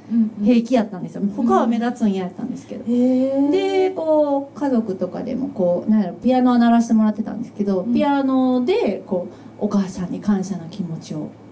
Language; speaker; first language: Japanese; native; Japanese